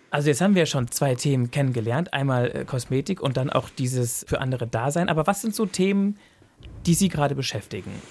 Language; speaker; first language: German; native; German